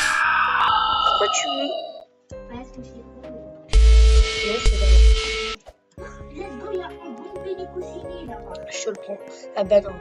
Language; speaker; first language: French; native; French